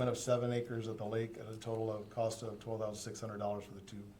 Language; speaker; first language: English; native; English